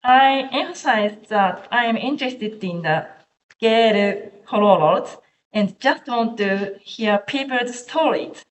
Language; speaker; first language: English; non-native, learner; Japanese